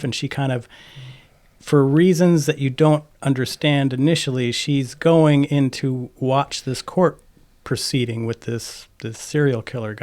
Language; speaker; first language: English; native; English